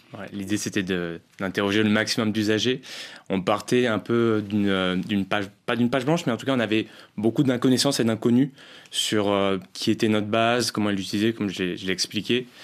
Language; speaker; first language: French; native; French